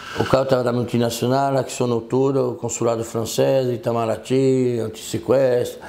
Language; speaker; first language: Portuguese; non-native, fluent; French